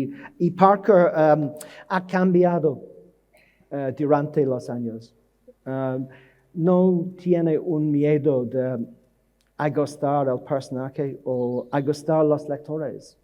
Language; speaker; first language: Spanish; non-native, learner; English